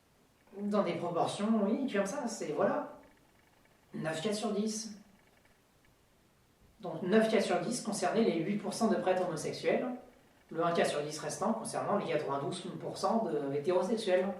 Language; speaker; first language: French; native; French